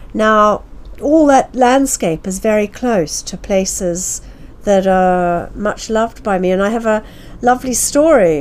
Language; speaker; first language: English; native; English